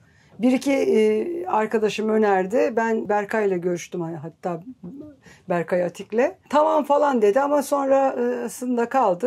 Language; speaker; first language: Turkish; native; Turkish